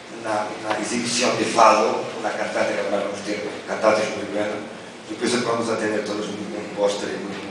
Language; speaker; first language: Spanish; non-native, fluent; Portuguese